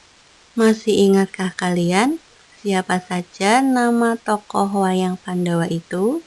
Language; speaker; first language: Indonesian; non-native, local second language; Javanese